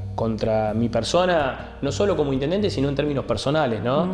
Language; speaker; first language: Spanish; native; Spanish